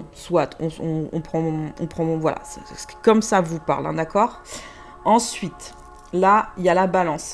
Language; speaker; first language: French; native; French